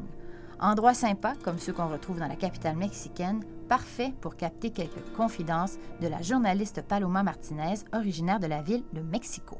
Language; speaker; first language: French; native; French